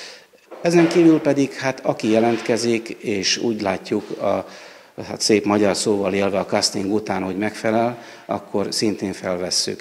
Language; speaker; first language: Hungarian; native; Hungarian